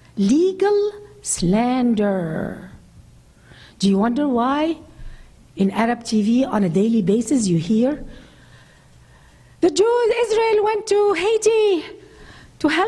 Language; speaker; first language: English; non-native, fluent; Arabic